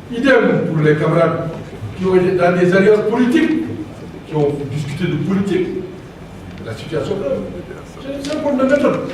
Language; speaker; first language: French; non-native, local second language; Wolof